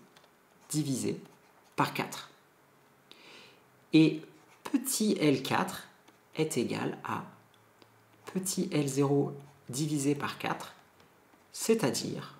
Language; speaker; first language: French; native; French